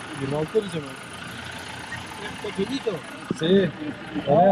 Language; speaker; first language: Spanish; non-native, learner; Turkish